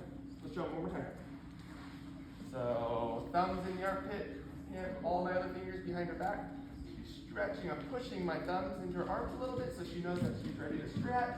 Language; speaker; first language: English; native; English